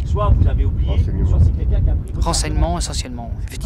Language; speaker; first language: French; native; French